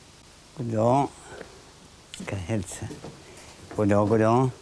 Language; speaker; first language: Swedish; non-native, fluent; Polish